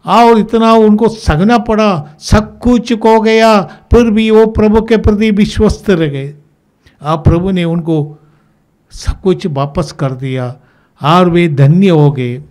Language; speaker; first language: Hindi; native; Hindi